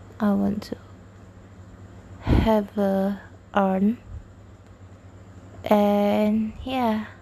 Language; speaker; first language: English; non-native, learner; Indonesian